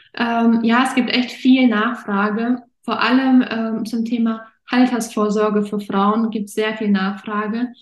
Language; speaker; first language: German; early bilingual, other home language; Russian